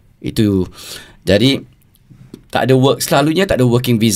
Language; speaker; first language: Malay; native; Malay